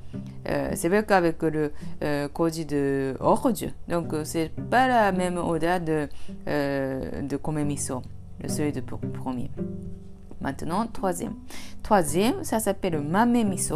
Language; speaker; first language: French; non-native, fluent; Japanese